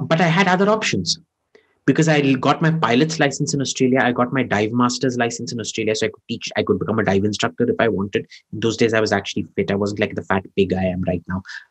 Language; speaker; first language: Hindi; non-native, local second language; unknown